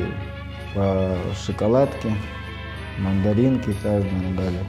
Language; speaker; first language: Russian; native; Russian